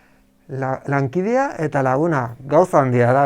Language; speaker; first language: Basque; non-native, local second language; Catalan